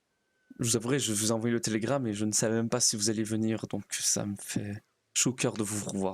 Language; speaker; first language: French; native; French